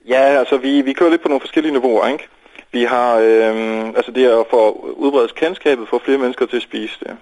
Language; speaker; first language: Danish; non-native, fluent; Dutch